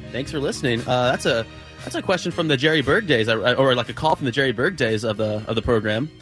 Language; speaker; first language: English; native; English